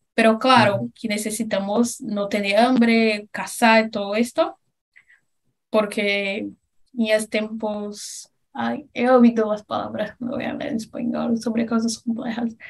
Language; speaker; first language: Spanish; non-native, learner; Portuguese